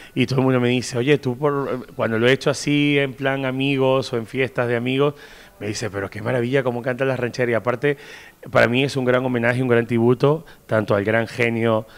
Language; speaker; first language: Spanish; native; Spanish